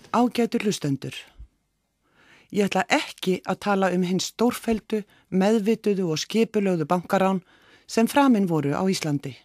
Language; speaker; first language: Icelandic; native; Icelandic